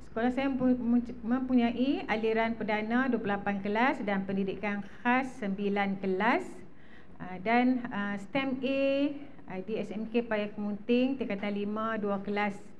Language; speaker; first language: Malay; native; Malay